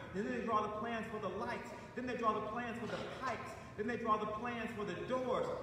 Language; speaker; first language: English; native; English